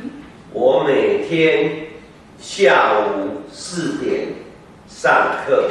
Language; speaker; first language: Chinese; non-native, learner; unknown